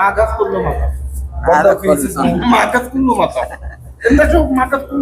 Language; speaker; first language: Arabic; non-native, learner; Bangla